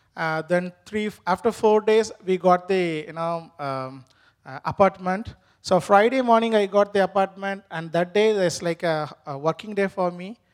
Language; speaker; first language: English; non-native, local second language; Tamil